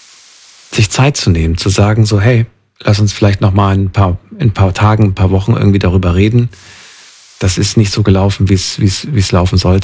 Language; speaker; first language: German; native; German